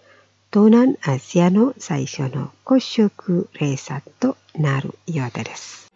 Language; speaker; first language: Japanese; non-native, fluent; Indonesian